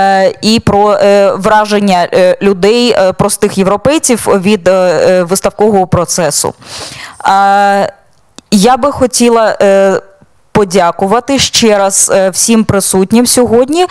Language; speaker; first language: Ukrainian; native; Ukrainian